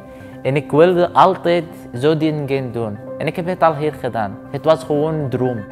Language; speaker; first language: Dutch; non-native, fluent; Arabic